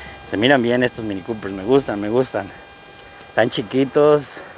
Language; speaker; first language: Spanish; native; Spanish